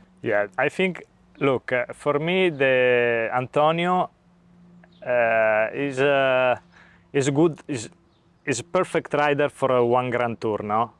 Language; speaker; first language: English; non-native, learner; Italian